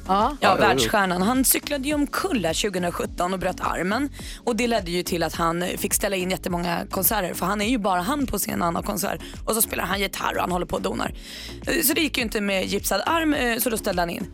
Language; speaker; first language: Swedish; native; Swedish